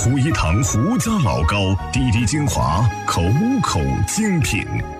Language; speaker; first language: Chinese; native; Chinese